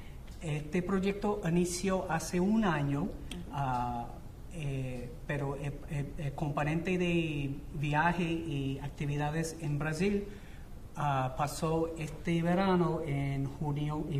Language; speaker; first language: Spanish; non-native, fluent; English